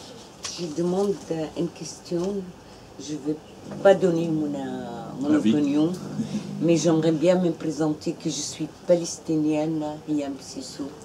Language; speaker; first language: French; non-native, fluent; Arabic